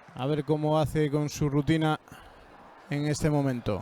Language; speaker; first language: Spanish; native; Spanish